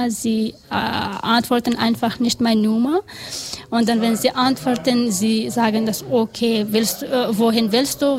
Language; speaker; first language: German; non-native, learner; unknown